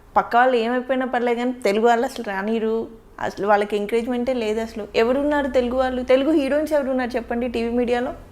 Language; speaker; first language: Telugu; native; Telugu